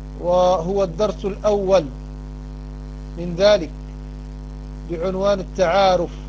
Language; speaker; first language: Arabic; non-native, fluent; French